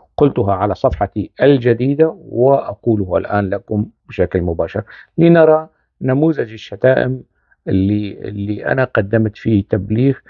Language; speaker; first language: Arabic; non-native, local second language; Kurdish